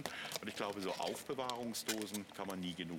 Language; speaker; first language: German; native; German